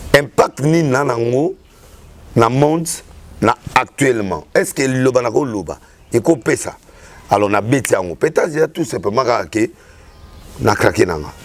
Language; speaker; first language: Lingala; non-native, local second language; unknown